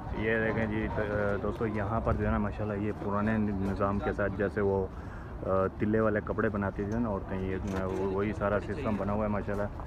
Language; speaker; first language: Urdu; native; Urdu